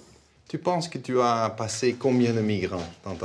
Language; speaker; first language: French; non-native, fluent; Dutch